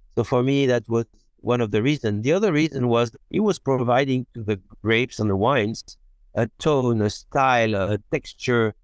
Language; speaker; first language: English; non-native, fluent; French